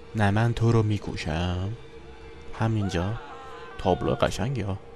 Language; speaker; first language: Persian; native; Persian